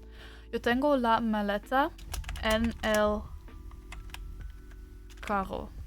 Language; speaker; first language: Spanish; non-native, learner; English